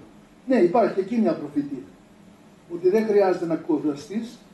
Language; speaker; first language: Greek; native; Greek